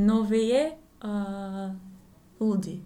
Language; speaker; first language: Russian; non-native, learner; English